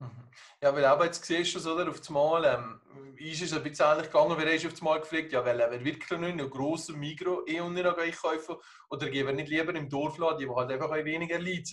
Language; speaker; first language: German; native; German